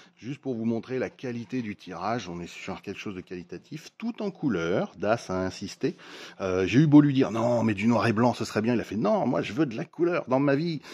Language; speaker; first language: French; native; French